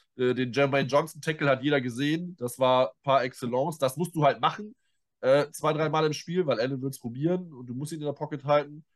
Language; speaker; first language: German; native; German